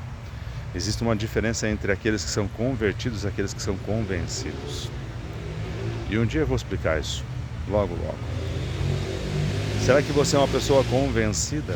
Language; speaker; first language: Portuguese; native; Portuguese